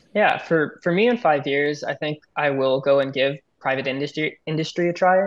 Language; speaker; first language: English; native; English